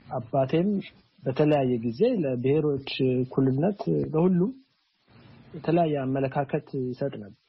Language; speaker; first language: Amharic; native; Amharic